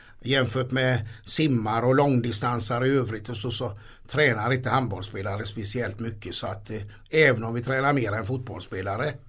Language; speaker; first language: Swedish; native; Swedish